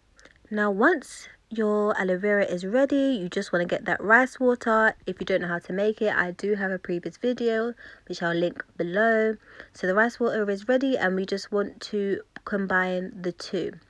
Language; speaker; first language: English; native; English